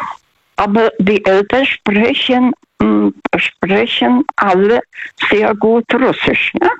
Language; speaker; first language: German; non-native, fluent; Russian